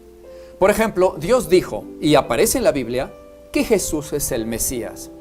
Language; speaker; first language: Spanish; native; Spanish